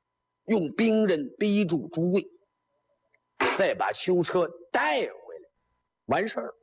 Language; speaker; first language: Chinese; native; Chinese